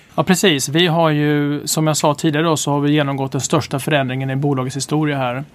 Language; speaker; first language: Swedish; native; Swedish